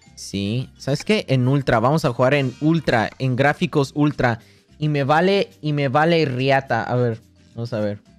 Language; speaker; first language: Spanish; early bilingual, heritage; Spanish